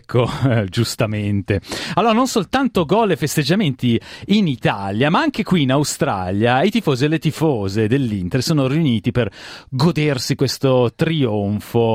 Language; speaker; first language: Italian; native; Italian